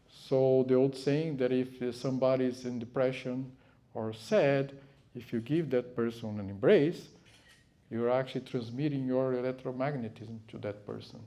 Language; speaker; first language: English; non-native, fluent; Portuguese